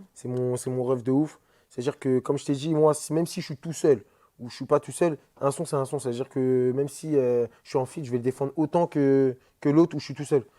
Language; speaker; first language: French; early bilingual, other home language; Wolof